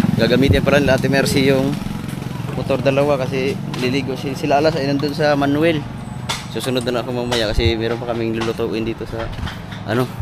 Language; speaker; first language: Filipino; non-native, local second language; Cebuano